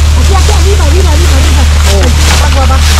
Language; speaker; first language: Spanish; non-native, learner; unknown